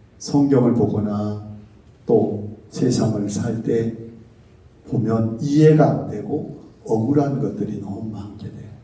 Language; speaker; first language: Korean; native; Korean